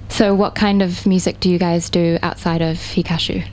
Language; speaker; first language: English; native; English